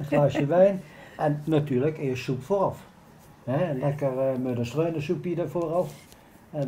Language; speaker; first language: Dutch; native; Dutch